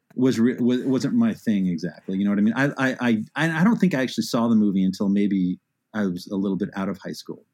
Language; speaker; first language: English; native; English